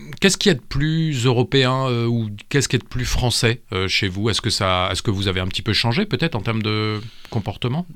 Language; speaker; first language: French; native; French